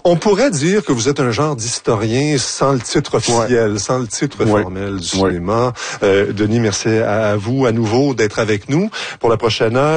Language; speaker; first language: French; native; French